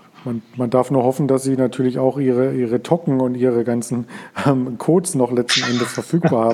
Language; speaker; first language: German; native; German